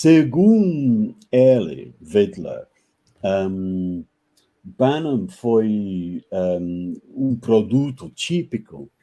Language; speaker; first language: Portuguese; non-native, fluent; English